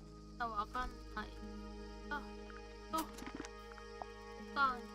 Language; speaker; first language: Japanese; non-native, learner; Chinese